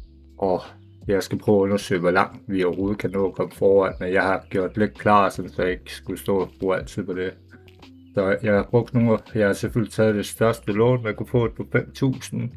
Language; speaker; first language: Danish; native; Danish